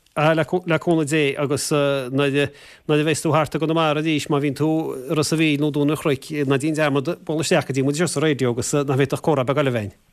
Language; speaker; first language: Irish; native; Irish